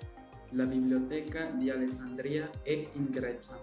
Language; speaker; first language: Italian; non-native, learner; Spanish